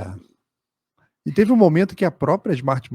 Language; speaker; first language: Portuguese; native; Portuguese